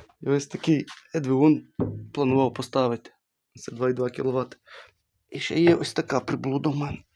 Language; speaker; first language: Ukrainian; native; Ukrainian